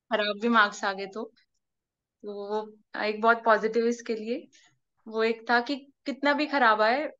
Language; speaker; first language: Hindi; non-native, local second language; Marathi